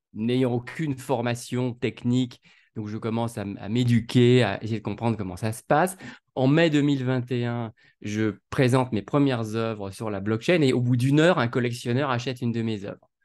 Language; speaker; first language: French; native; French